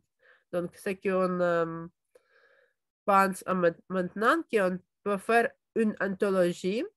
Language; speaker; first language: French; non-native, fluent; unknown